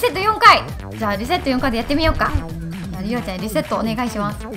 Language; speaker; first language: Japanese; native; Japanese